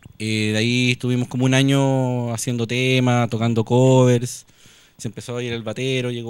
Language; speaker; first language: Spanish; native; Spanish